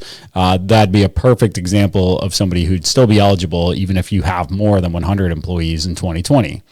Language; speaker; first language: English; native; English